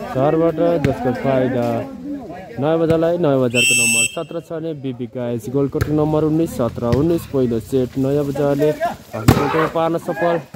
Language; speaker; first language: Nepali; native; Nepali